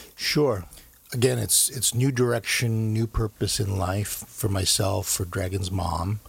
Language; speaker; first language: English; native; English